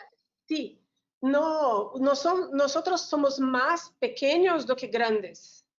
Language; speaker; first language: Spanish; non-native, learner; Portuguese